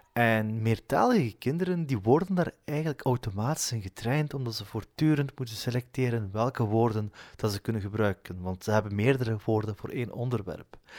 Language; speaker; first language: Dutch; early bilingual, other home language; Turkish